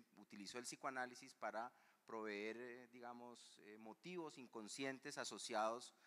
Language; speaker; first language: Spanish; native; Spanish